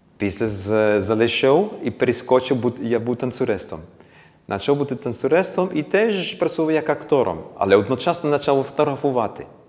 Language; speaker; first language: Ukrainian; early bilingual, heritage; Ukrainian